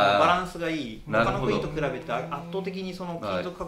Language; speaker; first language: Japanese; native; Japanese